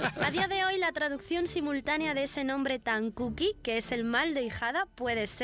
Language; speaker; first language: Spanish; native; Spanish